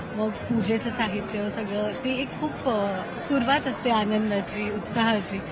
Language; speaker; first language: Marathi; non-native, fluent; Hindi